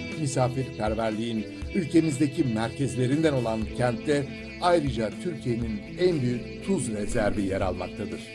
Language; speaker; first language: Turkish; native; Turkish